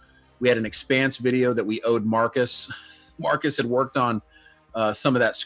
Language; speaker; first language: English; native; English